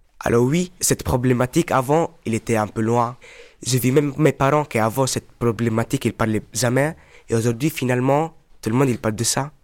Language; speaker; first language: French; non-native, learner; Arabic